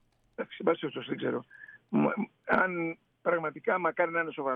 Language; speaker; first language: Greek; native; Greek